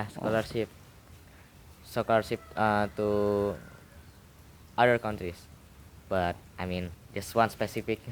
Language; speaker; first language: English; non-native, learner; Indonesian